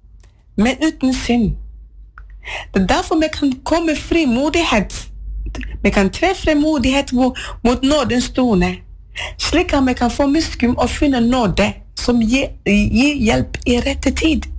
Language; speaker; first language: Norwegian; non-native, fluent; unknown